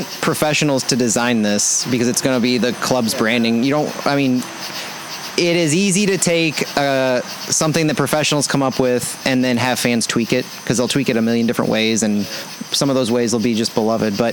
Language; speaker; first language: English; native; English